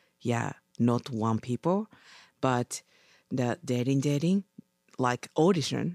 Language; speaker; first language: English; non-native, learner; Japanese